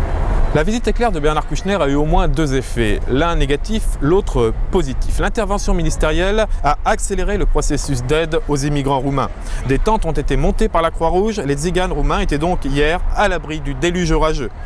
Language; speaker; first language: French; native; French